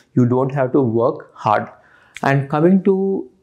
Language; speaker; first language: English; non-native, local second language; Telugu